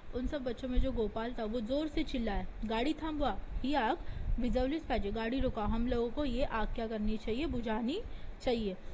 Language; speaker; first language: Hindi; non-native, local second language; Marathi